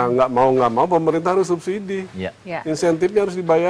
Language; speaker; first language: Indonesian; native; Indonesian